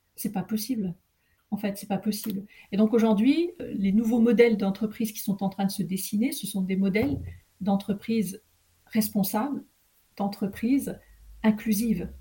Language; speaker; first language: French; early bilingual, other home language; Arabic